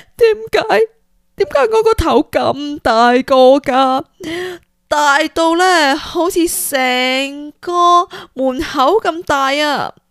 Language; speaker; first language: Cantonese; early bilingual, heritage; Cantonese